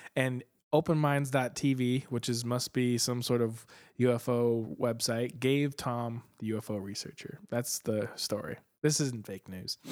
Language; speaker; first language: English; native; English